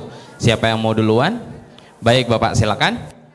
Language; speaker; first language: Indonesian; native; Indonesian